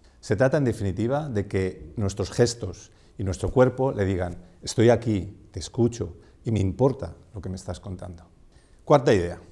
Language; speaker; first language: Spanish; non-native, local second language; Catalan